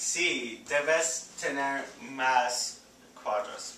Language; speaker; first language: Spanish; non-native, learner; English